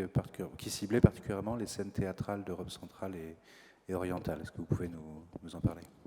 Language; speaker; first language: French; native; French